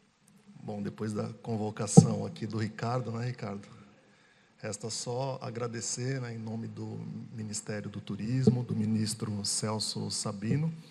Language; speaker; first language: Portuguese; native; Portuguese